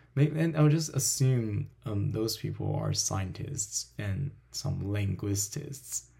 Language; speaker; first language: English; non-native, fluent; Min Nan Chinese